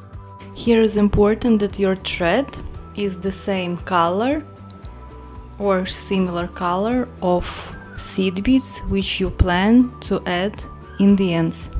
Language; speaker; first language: English; non-native, fluent; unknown